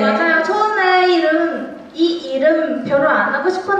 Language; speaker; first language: Korean; non-native, learner; Chinese